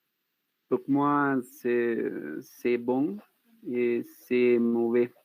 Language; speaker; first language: French; non-native, learner; Spanish